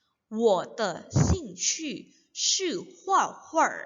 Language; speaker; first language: Chinese; non-native, fluent; Indonesian